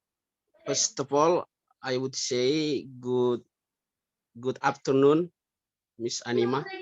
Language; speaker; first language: English; non-native, learner; Indonesian